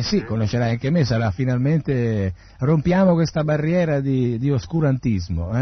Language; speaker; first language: Italian; native; Italian